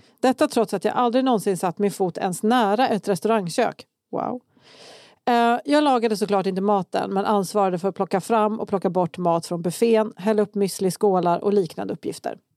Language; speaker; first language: Swedish; native; Swedish